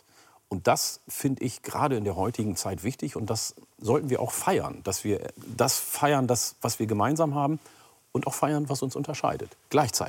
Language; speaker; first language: German; early bilingual, other home language; Oromo